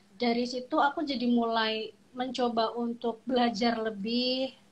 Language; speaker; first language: Indonesian; native; Indonesian